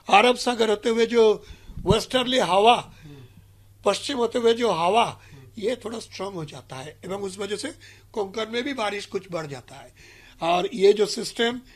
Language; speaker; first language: Hindi; non-native, local second language; Marathi